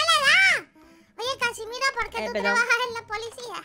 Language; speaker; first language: Spanish; native; Spanish